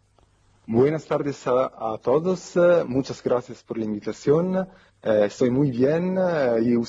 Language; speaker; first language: Spanish; non-native, fluent; Italian